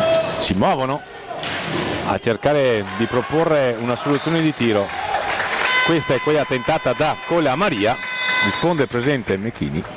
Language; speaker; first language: Italian; native; Italian